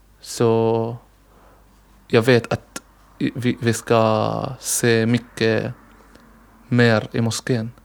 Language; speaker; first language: Swedish; non-native, learner; Arabic